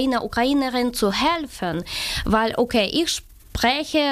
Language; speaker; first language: German; non-native, fluent; Ukrainian